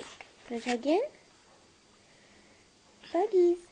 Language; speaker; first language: English; native; English